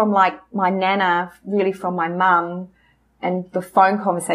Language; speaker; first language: English; native; English